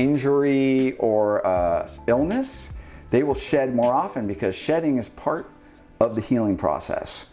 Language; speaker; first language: English; native; English